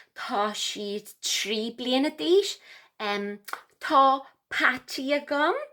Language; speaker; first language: Irish; non-native, local second language; English